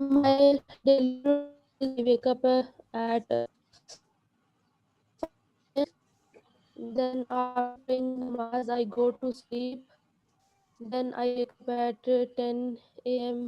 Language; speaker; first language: English; non-native, learner; Urdu